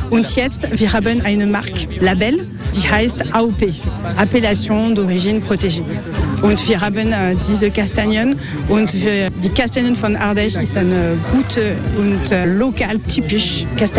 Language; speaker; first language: German; non-native, learner; French